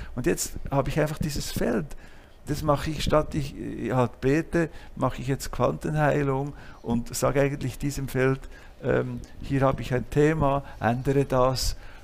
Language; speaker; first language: German; native; German